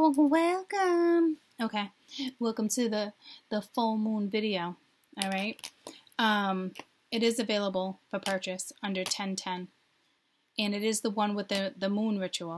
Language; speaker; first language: English; native; English